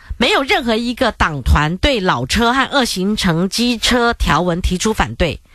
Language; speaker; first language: Chinese; native; Chinese